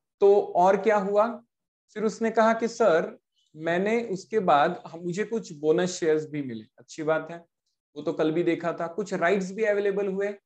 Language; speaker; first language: Hindi; non-native, local second language; Marathi